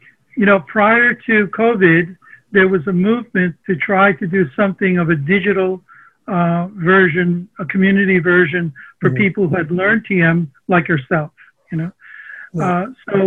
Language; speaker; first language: English; early bilingual, other home language; Armenian